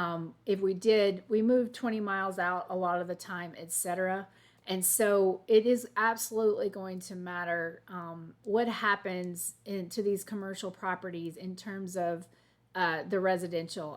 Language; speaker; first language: English; native; English